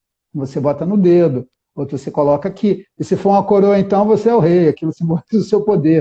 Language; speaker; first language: Portuguese; native; Portuguese